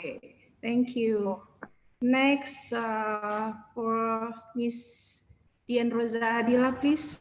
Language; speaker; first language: English; non-native, learner; Indonesian